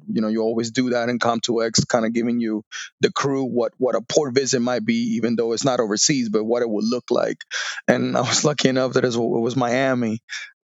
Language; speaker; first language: English; non-native, fluent; Spanish